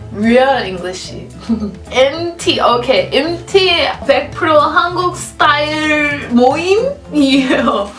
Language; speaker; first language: Korean; non-native, fluent; English